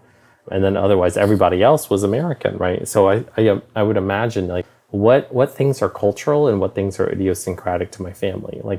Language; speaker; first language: English; native; English